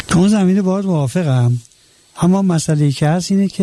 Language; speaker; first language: Persian; native; Persian